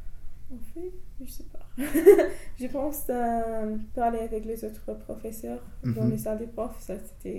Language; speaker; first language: French; non-native, learner; English